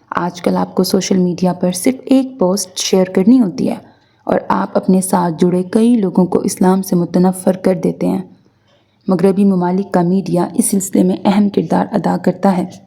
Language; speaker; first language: Urdu; native; Urdu